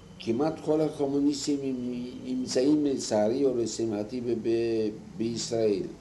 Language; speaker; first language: Hebrew; non-native, fluent; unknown